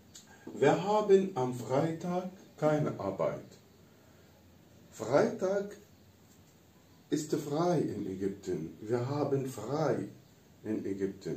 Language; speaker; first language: German; non-native, fluent; Arabic